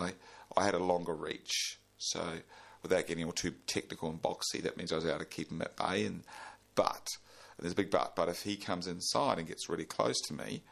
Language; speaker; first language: English; native; English